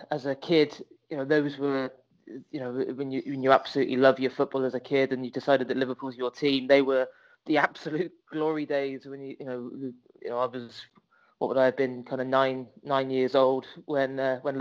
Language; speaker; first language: English; native; English